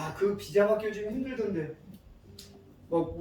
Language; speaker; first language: Korean; native; Korean